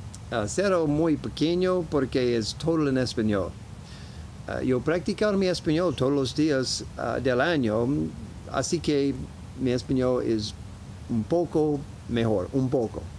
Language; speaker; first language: Spanish; non-native, learner; English